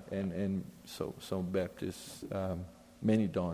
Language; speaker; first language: English; non-native, fluent; Portuguese